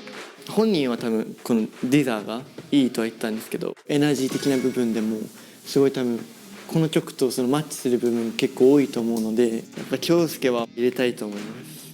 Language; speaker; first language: Japanese; native; Japanese